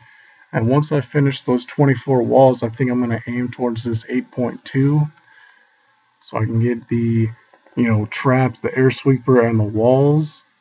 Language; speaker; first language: English; native; English